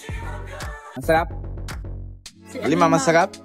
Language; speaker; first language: Filipino; non-native, learner; Spanish